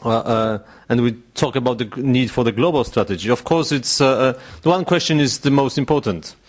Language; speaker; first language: English; non-native, fluent; Polish